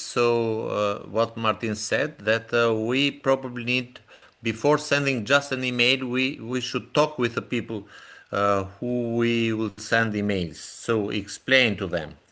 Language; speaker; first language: English; non-native, fluent; Albanian